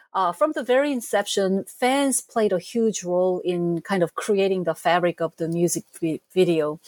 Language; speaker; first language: English; non-native, fluent; Korean